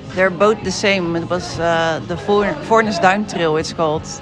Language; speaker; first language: English; non-native, fluent; Dutch